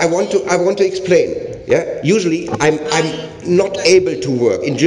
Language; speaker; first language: English; non-native, learner; German